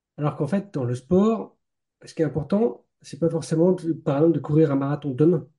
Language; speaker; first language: French; native; French